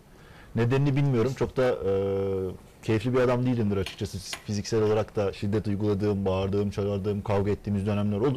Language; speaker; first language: Turkish; native; Turkish